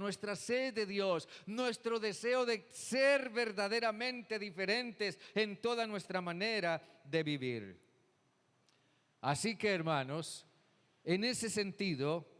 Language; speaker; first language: Spanish; native; Spanish